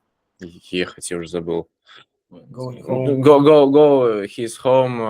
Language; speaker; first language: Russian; native; Russian